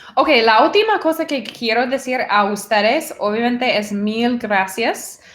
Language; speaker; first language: Spanish; non-native, fluent; English